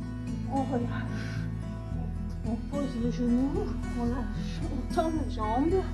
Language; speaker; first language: French; native; French